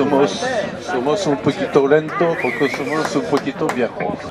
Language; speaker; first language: Spanish; non-native, learner; French